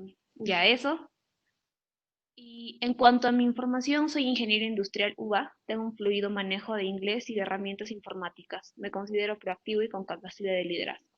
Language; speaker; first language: Spanish; native; Spanish